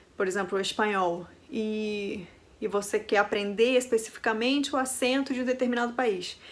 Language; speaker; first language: Portuguese; non-native, fluent; Spanish